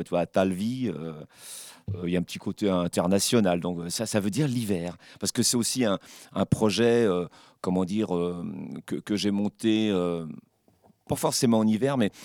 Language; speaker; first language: French; native; French